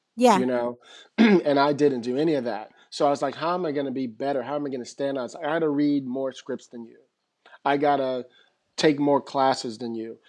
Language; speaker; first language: English; native; English